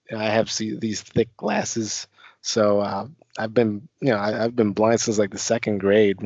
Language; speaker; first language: English; native; English